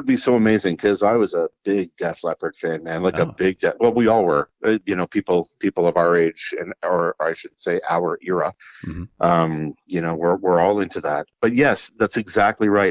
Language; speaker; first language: English; native; English